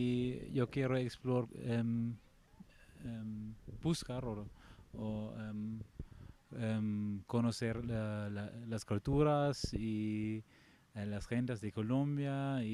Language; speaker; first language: Spanish; non-native, learner; German